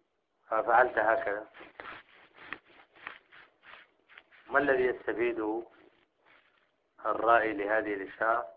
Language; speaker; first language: Arabic; native; Arabic